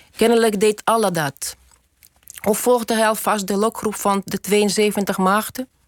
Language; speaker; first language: Dutch; non-native, fluent; Russian